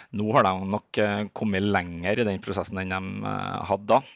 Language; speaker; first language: Norwegian; native; Norwegian